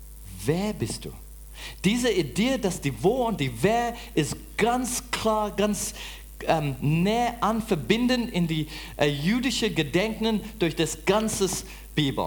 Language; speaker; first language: German; non-native, fluent; English